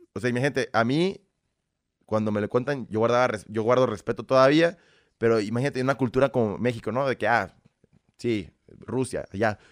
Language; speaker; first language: Spanish; early bilingual, other home language; Russian